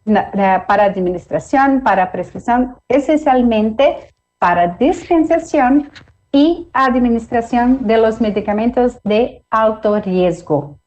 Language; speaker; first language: Spanish; non-native, fluent; Portuguese